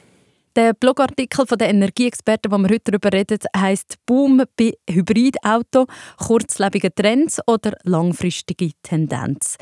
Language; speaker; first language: German; native; German